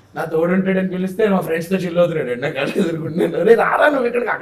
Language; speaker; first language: Telugu; native; Telugu